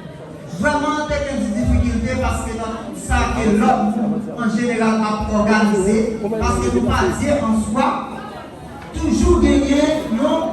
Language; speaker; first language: French; non-native, local second language; Haitian Creole